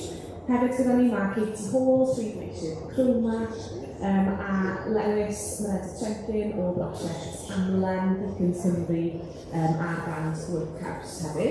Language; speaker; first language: Welsh; native; Welsh